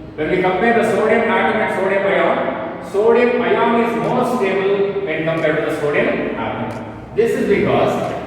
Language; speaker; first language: English; non-native, local second language; Kannada